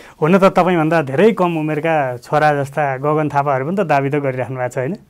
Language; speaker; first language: Nepali; native; Nepali